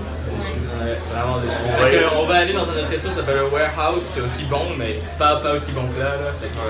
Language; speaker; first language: French; native; French